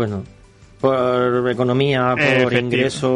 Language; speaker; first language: Spanish; native; Spanish